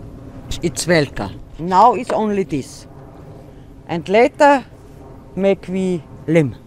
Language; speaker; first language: English; non-native, learner; German